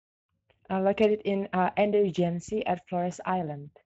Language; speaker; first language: English; non-native, learner; Indonesian